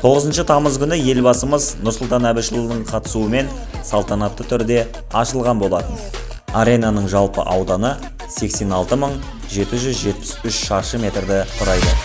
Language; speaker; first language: Kazakh; native; Kazakh